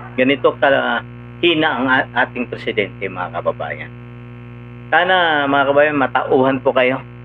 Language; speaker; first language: Filipino; non-native, local second language; Cebuano